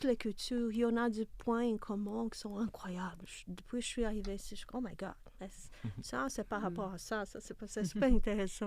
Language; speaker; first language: French; non-native, fluent; Portuguese